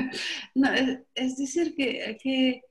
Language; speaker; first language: Spanish; non-native, learner; French